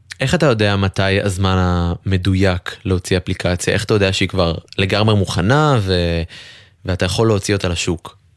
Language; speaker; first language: Hebrew; native; Hebrew